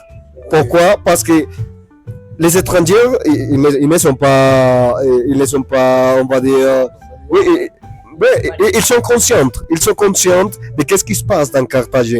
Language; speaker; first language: French; non-native, learner; Spanish